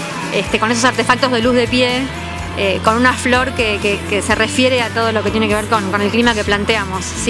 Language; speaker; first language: Spanish; native; Spanish